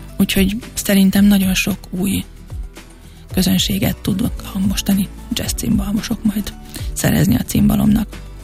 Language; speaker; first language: Hungarian; native; Hungarian